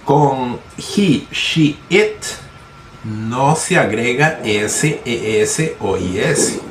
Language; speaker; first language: Spanish; non-native, fluent; Portuguese